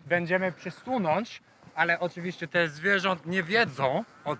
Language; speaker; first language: Polish; non-native, learner; English